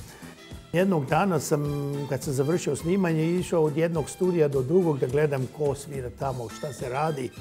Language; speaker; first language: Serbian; non-native, local second language; Hungarian